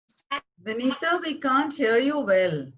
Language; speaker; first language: English; non-native, local second language; Hindi